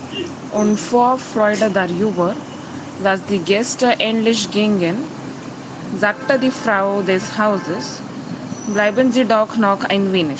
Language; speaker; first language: German; non-native, learner; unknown